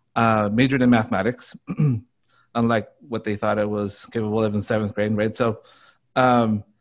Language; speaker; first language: English; native; English